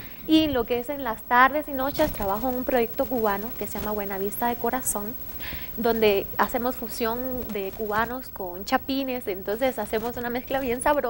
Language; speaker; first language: Spanish; native; Spanish